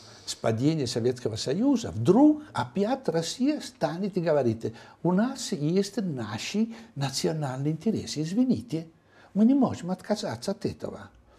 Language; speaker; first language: Russian; non-native, fluent; Italian